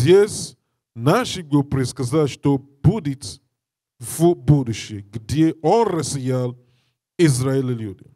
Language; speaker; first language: Russian; non-native, learner; English